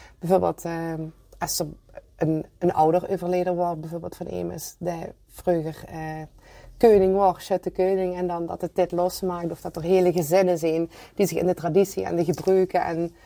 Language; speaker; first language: Dutch; non-native, local second language; Limburgish